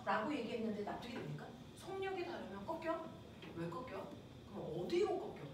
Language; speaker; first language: Korean; native; Korean